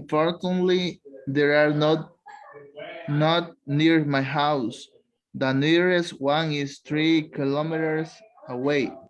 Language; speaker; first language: English; non-native, learner; Spanish